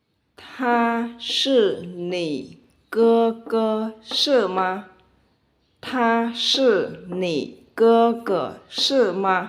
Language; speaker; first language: Chinese; non-native, fluent; Khmer